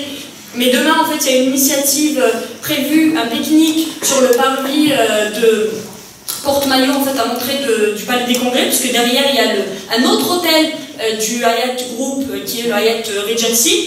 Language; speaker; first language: French; native; French